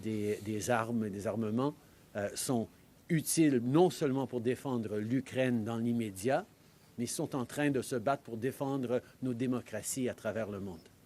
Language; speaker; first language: French; native; French